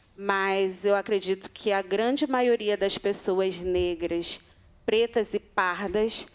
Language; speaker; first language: Portuguese; native; Portuguese